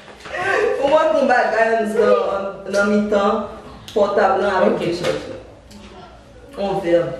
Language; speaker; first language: French; non-native, learner; Haitian Creole